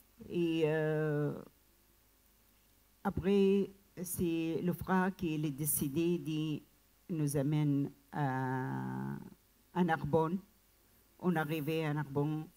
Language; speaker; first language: French; non-native, learner; Arabic